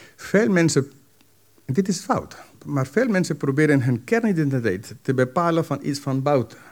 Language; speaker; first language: Dutch; non-native, fluent; English